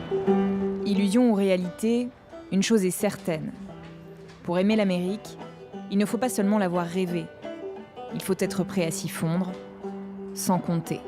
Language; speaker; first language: French; native; French